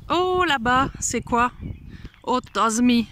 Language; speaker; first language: French; non-native, fluent; Hungarian